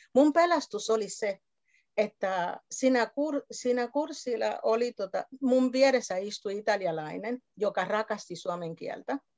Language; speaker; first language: Finnish; non-native, fluent; Spanish